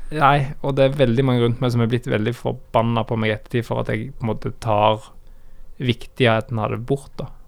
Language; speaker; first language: Norwegian; native; Norwegian